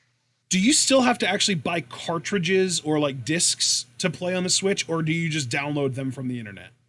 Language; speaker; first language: English; native; English